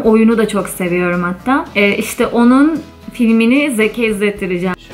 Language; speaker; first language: Turkish; native; Turkish